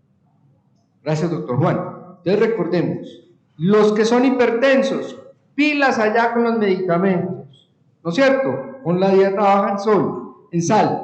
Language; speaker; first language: Spanish; native; Spanish